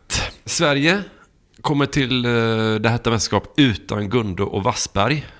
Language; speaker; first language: Swedish; native; Swedish